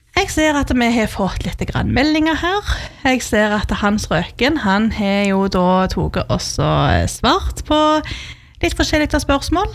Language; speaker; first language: Norwegian; native; Norwegian